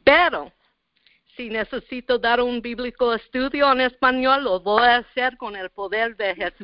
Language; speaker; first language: Spanish; early bilingual, heritage; Spanish